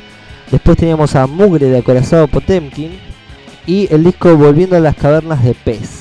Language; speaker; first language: Spanish; native; Spanish